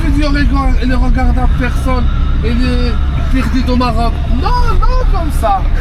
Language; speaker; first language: French; non-native, learner; Arabic